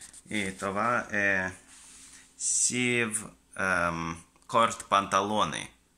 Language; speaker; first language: Bulgarian; non-native, learner; Russian